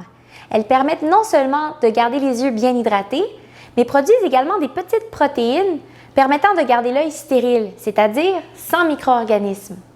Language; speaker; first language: French; native; French